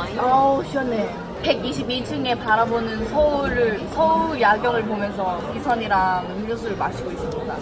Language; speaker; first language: Korean; non-native, fluent; Thai